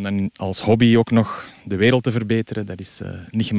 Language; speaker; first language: Dutch; native; Dutch